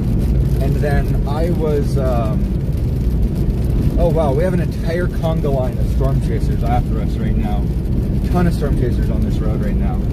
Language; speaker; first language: English; native; English